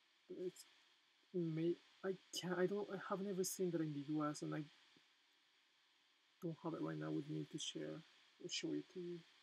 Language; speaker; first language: English; non-native, fluent; Japanese